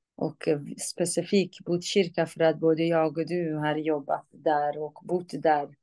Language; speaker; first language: Swedish; non-native, fluent; Kurdish